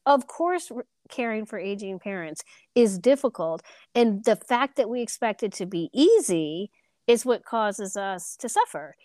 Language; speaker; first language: English; native; English